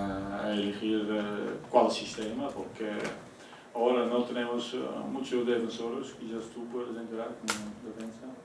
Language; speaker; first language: Spanish; non-native, fluent; Dutch